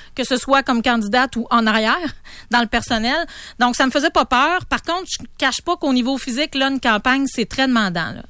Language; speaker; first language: French; native; French